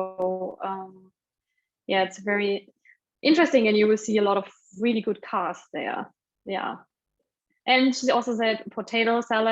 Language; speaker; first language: English; non-native, fluent; German